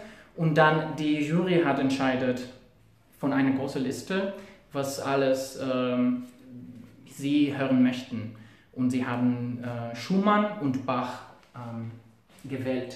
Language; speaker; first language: German; non-native, fluent; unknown